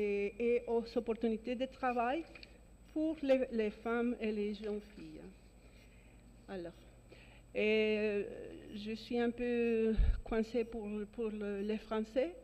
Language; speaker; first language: French; non-native, fluent; Spanish